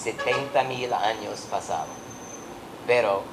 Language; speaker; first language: Spanish; non-native, learner; English